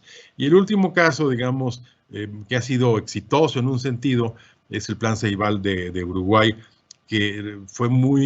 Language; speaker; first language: Spanish; native; Spanish